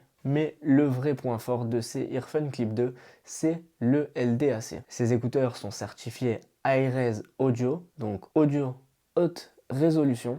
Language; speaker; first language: French; native; French